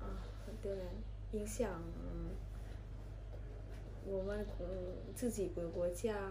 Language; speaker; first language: Chinese; non-native, learner; Vietnamese